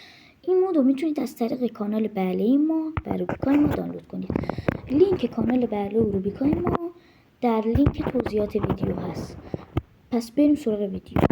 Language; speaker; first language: Persian; native; Persian